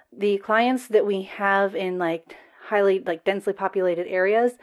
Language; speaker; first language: English; native; English